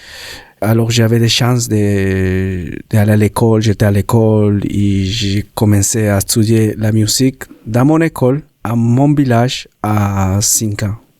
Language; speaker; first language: French; non-native, learner; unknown